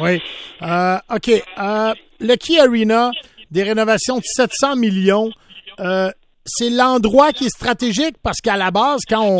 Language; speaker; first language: French; native; French